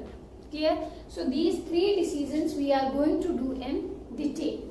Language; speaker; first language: English; non-native, local second language; Hindi